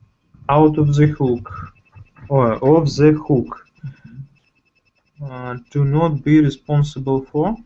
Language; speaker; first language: English; non-native, fluent; Russian